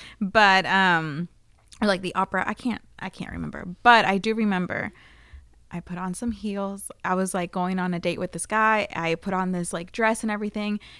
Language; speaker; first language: English; early bilingual, other home language; Spanish